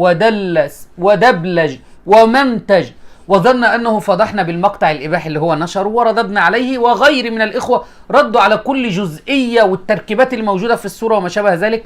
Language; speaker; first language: Arabic; native; Arabic